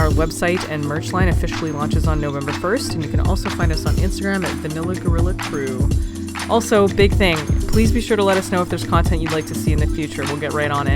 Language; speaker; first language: English; native; English